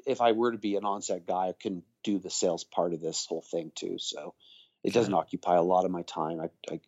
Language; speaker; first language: English; native; English